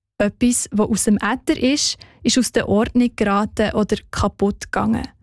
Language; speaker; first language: German; native; German